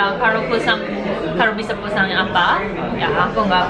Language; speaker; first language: Indonesian; non-native, learner; Japanese